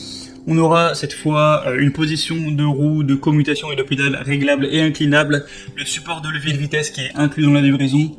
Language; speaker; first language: French; native; French